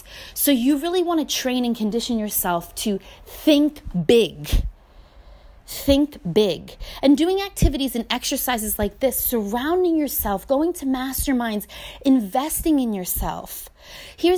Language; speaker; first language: English; native; English